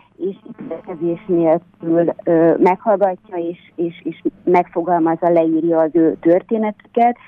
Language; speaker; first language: Hungarian; native; Hungarian